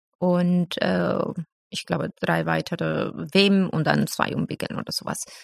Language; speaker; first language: German; non-native, fluent; Spanish